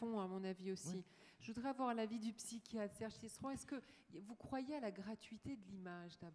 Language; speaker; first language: French; native; French